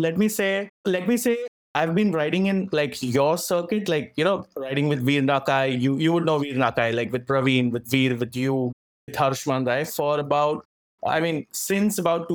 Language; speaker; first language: English; non-native, local second language; Marathi